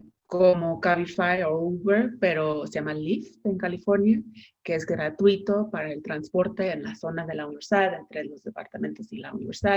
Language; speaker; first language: Spanish; non-native, fluent; English